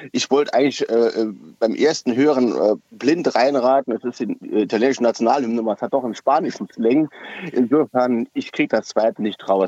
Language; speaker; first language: German; native; German